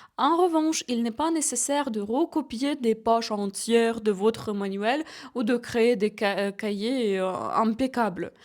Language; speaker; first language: French; non-native, fluent; Ukrainian